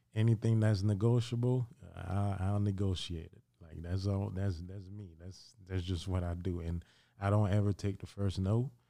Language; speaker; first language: English; early bilingual, other home language; Haitian Creole